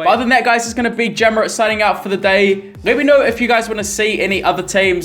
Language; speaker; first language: English; native; English